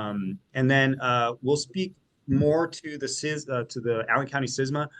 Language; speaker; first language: English; native; English